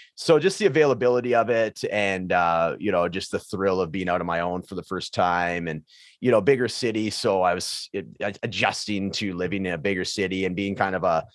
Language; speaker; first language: English; native; English